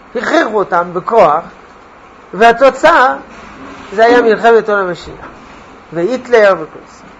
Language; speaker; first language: Hebrew; non-native, fluent; French